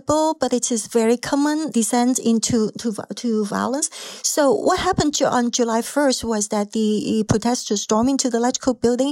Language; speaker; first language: English; non-native, local second language; Cantonese